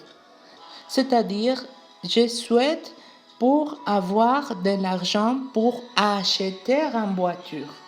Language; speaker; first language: French; non-native, learner; Spanish